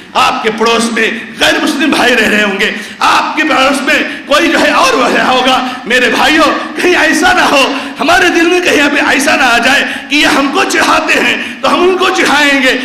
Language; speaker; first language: Urdu; non-native, local second language; Konkani